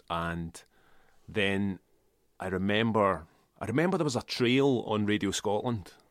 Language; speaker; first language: English; native; English